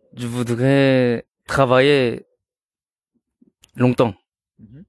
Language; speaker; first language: French; non-native, learner; Korean